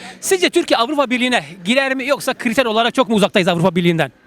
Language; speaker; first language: Turkish; native; Turkish